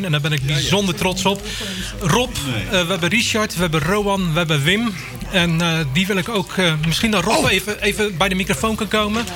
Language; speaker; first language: Dutch; native; Dutch